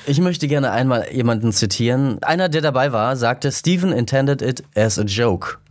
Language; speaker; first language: German; native; German